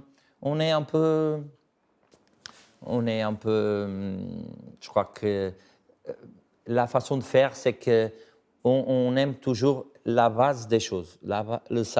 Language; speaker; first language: French; non-native, fluent; Portuguese